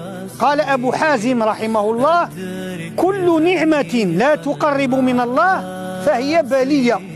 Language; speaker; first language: Arabic; native; Arabic